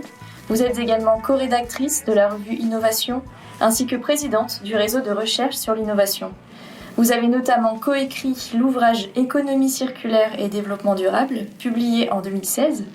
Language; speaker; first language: French; native; French